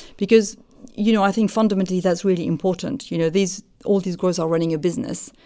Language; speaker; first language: English; non-native, fluent; French